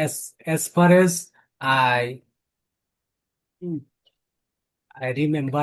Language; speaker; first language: English; non-native, learner; Bangla